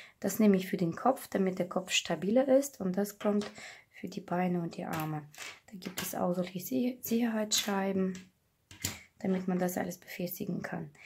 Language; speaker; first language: German; non-native, fluent; Russian